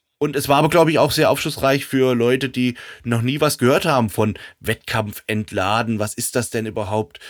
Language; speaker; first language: German; native; German